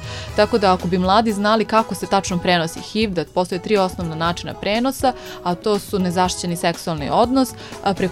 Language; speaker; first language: Serbian; native; Serbian